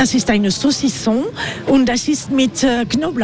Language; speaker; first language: German; non-native, fluent; French